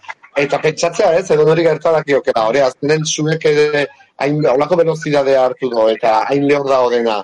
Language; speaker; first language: Basque; native; Basque